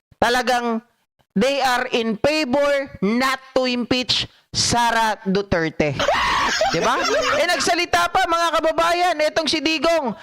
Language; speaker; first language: Filipino; non-native, local second language; Iloko